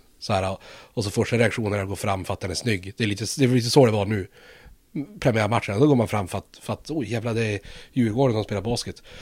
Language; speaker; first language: Swedish; native; Swedish